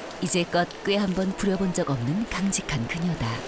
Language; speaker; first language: Korean; native; Korean